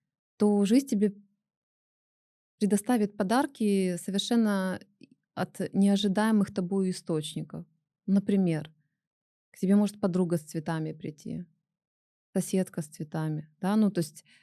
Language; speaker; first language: Russian; native; Russian